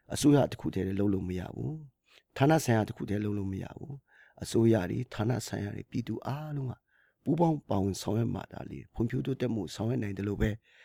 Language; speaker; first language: Burmese; non-native, local second language; Kachin